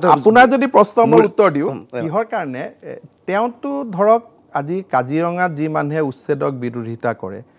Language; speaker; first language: Assamese; native; Assamese